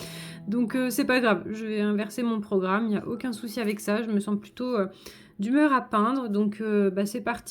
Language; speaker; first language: French; native; French